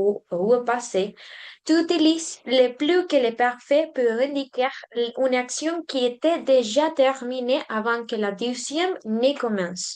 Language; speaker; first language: French; non-native, learner; Spanish